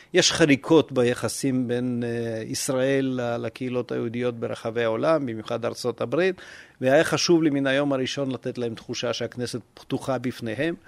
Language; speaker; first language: Hebrew; non-native, fluent; Russian